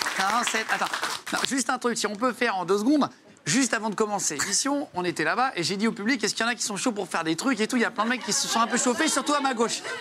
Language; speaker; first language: French; native; French